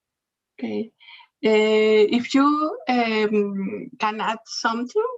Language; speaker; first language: English; non-native, learner; Spanish